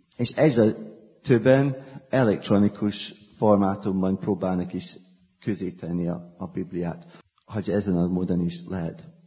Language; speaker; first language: Hungarian; non-native, fluent; English